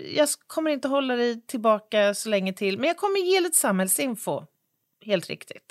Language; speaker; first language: Swedish; native; Swedish